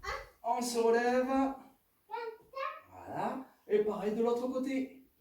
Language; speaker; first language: French; native; French